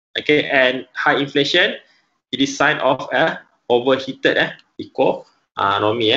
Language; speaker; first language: English; non-native, local second language; Malay